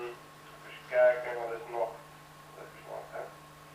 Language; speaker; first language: Dutch; native; Dutch